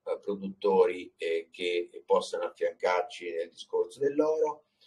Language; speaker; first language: Italian; native; Italian